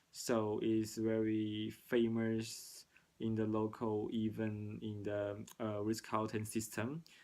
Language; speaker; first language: English; non-native, learner; Cantonese